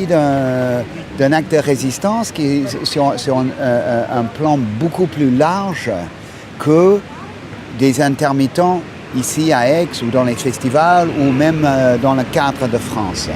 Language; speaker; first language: French; non-native, fluent; English